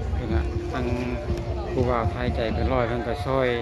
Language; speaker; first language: Thai; non-native, local second language; Lao